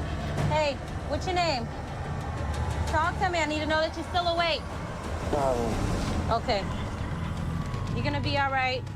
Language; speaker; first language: English; native; English